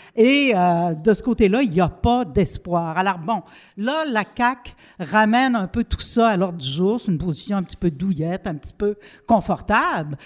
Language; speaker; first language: French; native; French